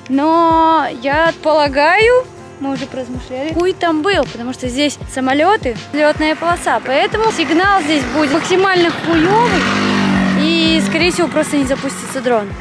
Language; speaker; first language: Russian; native; Russian